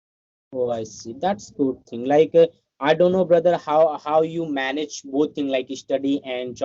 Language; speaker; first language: English; non-native, learner; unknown